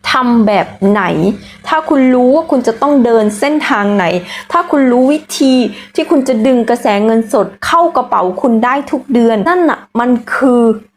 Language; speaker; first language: Thai; native; Thai